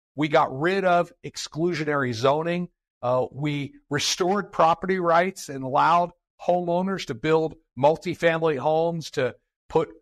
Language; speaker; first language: English; native; English